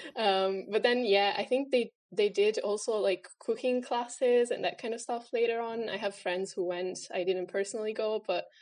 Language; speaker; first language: English; non-native, fluent; Italian